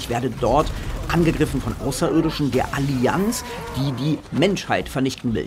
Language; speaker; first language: German; native; German